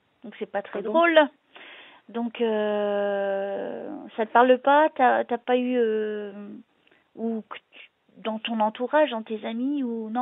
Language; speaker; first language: French; native; French